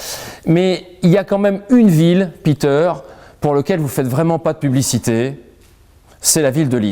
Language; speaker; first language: French; native; French